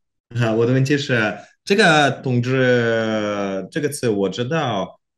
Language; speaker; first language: Chinese; non-native, learner; Korean